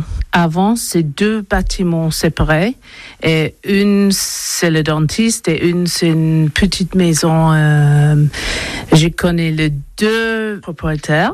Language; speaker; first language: French; non-native, learner; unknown